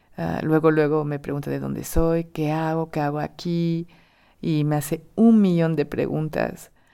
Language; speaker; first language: Spanish; non-native, fluent; French